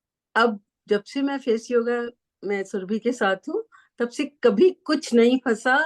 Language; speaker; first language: Hindi; native; Hindi